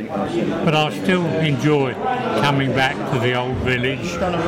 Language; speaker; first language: English; native; English